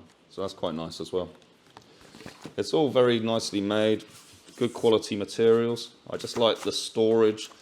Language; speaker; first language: English; native; English